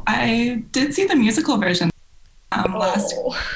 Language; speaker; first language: English; non-native, local second language; Cantonese